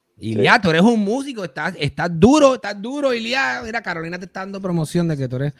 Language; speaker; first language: Spanish; native; Spanish